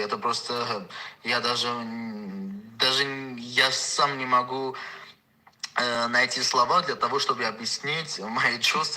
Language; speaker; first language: Russian; non-native, fluent; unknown